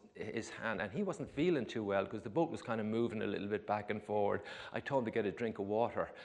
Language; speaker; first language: English; native; English